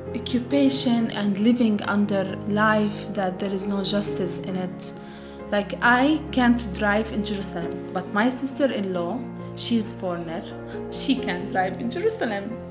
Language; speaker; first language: English; non-native, fluent; Arabic